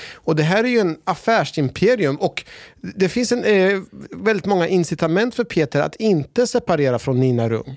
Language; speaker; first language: Swedish; early bilingual, other home language; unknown